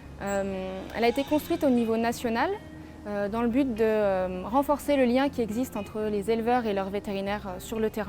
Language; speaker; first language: French; native; French